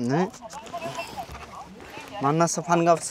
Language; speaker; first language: Korean; non-native, learner; Nepali